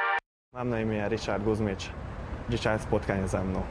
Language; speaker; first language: Polish; non-native, learner; Hungarian